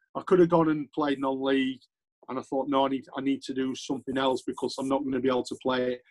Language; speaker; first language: English; native; English